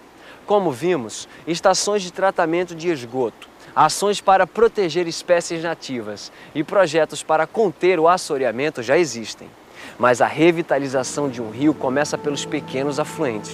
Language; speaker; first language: Portuguese; native; Portuguese